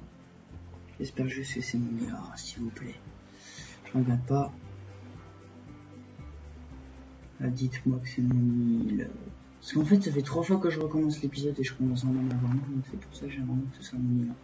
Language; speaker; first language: French; native; French